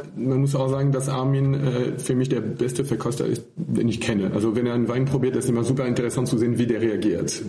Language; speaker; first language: German; non-native, fluent; French